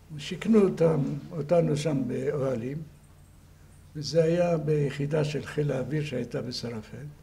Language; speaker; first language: Hebrew; non-native, fluent; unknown